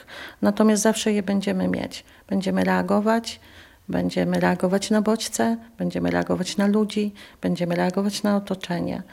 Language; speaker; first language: Polish; native; Polish